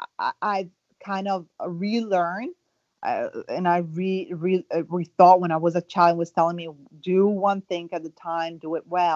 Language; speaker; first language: English; non-native, fluent; Italian